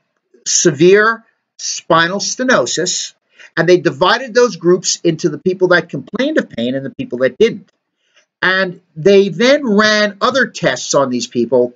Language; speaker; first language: English; native; English